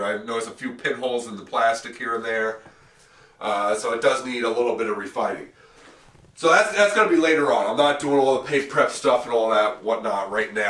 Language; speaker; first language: English; native; English